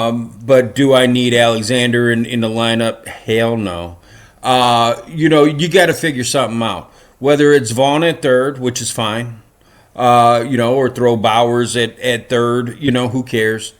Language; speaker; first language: English; native; English